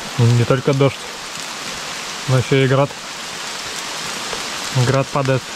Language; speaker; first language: Russian; native; Russian